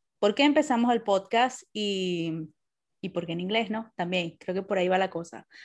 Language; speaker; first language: Spanish; native; Spanish